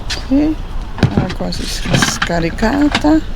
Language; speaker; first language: Italian; non-native, learner; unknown